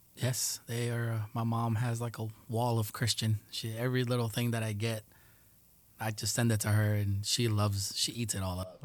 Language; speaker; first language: English; early bilingual, other home language; Spanish